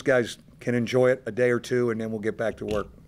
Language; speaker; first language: English; native; English